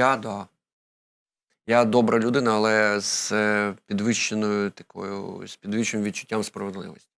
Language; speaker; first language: Ukrainian; non-native, local second language; Russian